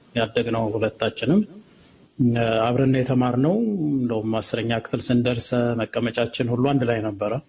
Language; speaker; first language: Amharic; native; Amharic